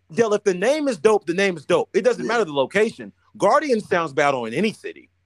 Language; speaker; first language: English; native; English